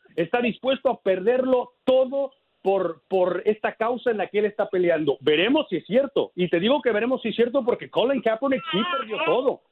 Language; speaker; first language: Spanish; early bilingual, heritage; Spanish